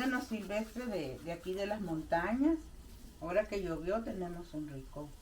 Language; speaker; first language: Spanish; native; Spanish